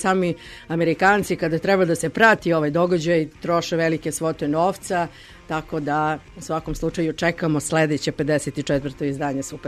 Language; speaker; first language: Serbian; native; Serbian